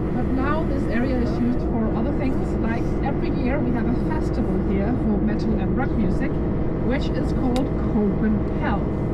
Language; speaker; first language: English; non-native, fluent; Danish